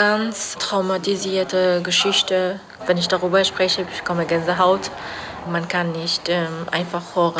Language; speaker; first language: German; non-native, fluent; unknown